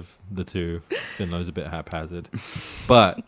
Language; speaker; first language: English; native; English